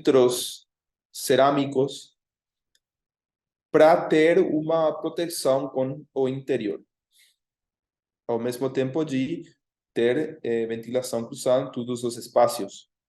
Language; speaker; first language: Portuguese; non-native, fluent; Spanish